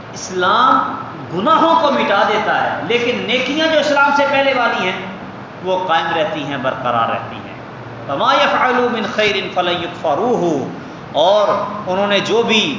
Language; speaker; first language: Urdu; non-native, local second language; Punjabi